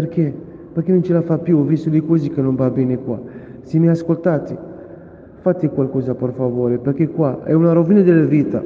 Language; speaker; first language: Italian; non-native, fluent; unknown